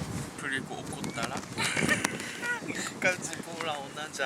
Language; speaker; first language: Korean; non-native, learner; Japanese